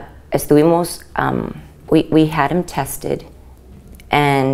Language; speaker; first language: English; early bilingual, other home language; Spanish